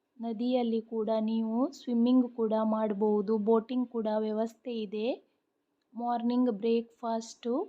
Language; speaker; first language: Kannada; non-native, local second language; Konkani